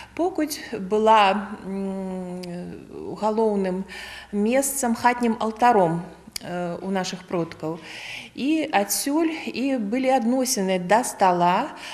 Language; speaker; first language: Belarusian; native; Belarusian